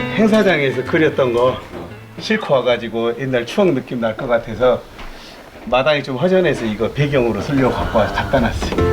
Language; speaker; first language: Korean; native; Korean